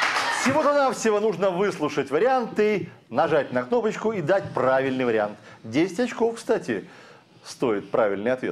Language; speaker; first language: Russian; native; Russian